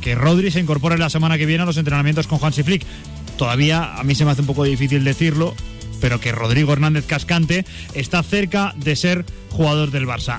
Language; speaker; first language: Spanish; native; Spanish